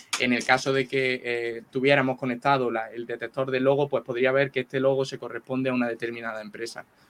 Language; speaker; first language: Spanish; native; Spanish